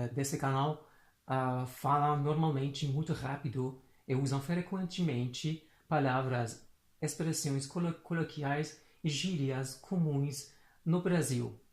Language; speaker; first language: Portuguese; non-native, fluent; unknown